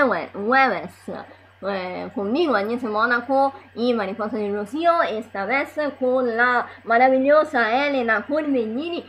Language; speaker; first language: Spanish; non-native, learner; Italian